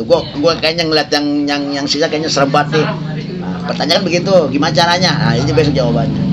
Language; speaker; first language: Indonesian; native; Indonesian